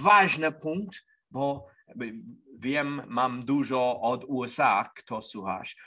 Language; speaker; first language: Polish; non-native, learner; English